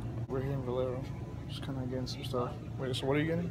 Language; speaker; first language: English; early bilingual, other home language; Spanish